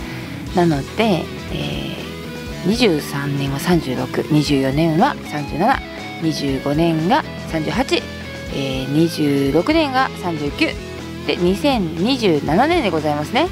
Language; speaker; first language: Japanese; native; Japanese